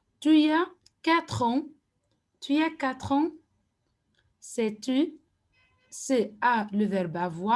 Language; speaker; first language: French; non-native, fluent; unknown